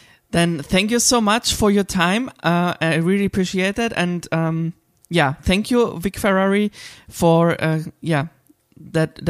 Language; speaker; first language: English; non-native, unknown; German